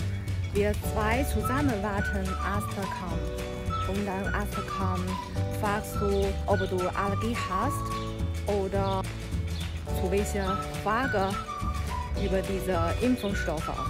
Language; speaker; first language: German; non-native, learner; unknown